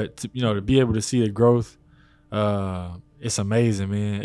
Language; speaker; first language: English; native; English